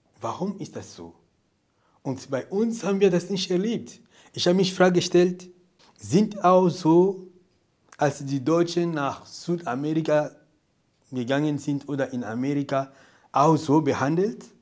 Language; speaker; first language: German; non-native, fluent; Portuguese